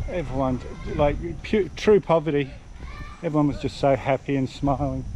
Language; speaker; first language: English; native; English